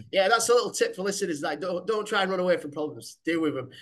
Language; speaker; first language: English; native; English